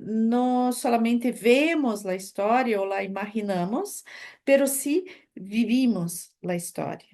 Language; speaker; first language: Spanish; non-native, fluent; Portuguese